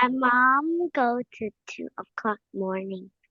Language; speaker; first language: English; non-native, learner; Vietnamese